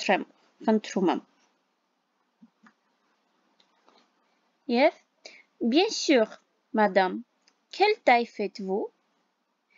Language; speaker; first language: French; non-native, fluent; Armenian